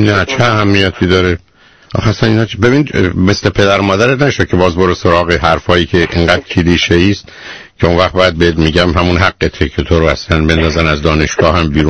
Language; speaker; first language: Persian; native; Persian